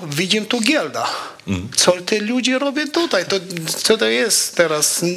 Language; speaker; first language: Polish; non-native, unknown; Albanian